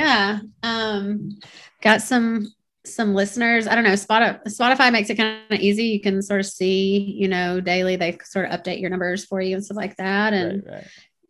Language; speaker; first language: English; native; English